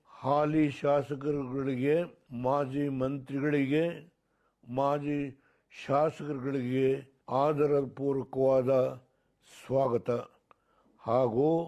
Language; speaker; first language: Kannada; native; Kannada